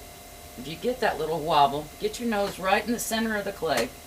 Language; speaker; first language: English; native; English